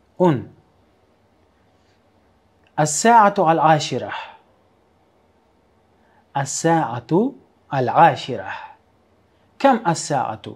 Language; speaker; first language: Arabic; non-native, fluent; Uzbek